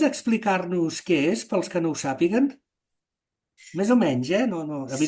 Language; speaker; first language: Catalan; native; Catalan